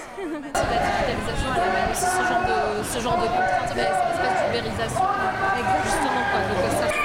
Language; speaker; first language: French; native; French